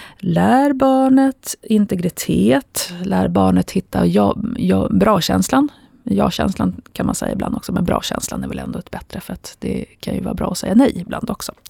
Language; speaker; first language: Swedish; native; Swedish